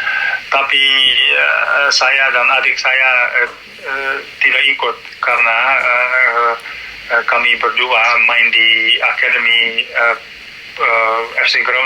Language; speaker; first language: Indonesian; non-native, learner; Dutch